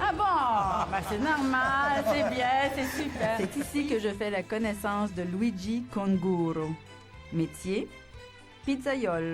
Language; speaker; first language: French; native; French